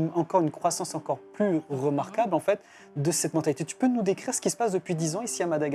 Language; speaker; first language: French; native; French